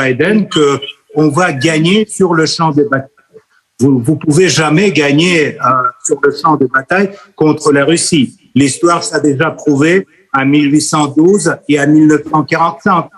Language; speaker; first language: French; non-native, fluent; Russian